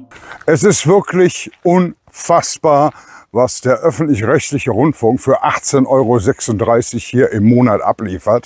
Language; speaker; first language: German; native; German